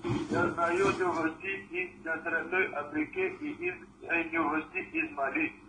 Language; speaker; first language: Russian; non-native, learner; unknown